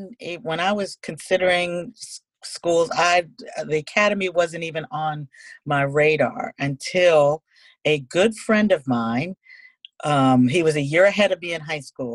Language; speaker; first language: English; native; English